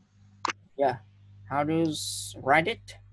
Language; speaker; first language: English; non-native, fluent; Vietnamese